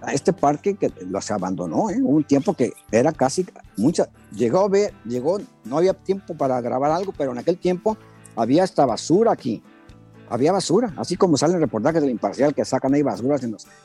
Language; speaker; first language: Spanish; native; Spanish